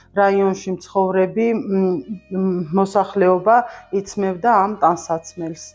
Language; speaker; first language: Georgian; non-native, local second language; Armenian